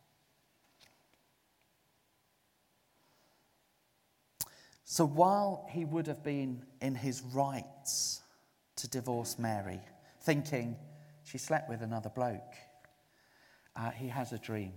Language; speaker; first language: English; native; English